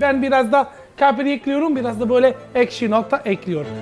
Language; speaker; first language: Turkish; non-native, learner; Italian